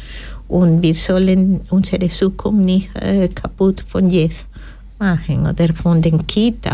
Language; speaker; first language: German; non-native, fluent; Spanish